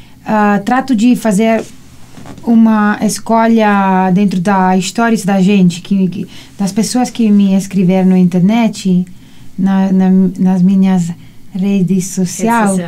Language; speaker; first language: Portuguese; non-native, learner; Italian